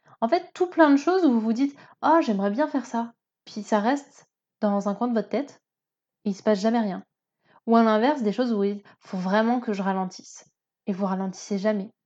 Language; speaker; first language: French; native; French